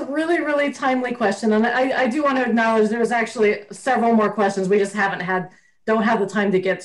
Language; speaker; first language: English; native; English